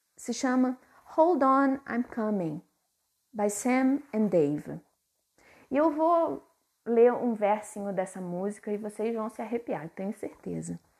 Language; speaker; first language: Portuguese; native; Portuguese